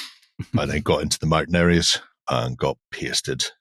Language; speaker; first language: English; native; English